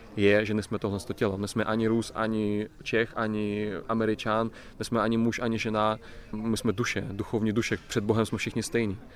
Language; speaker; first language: Czech; non-native, fluent; Ukrainian